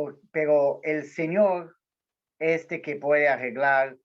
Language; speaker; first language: Spanish; non-native, fluent; Portuguese